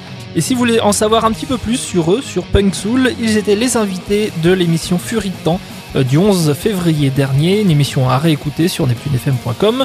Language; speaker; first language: French; native; French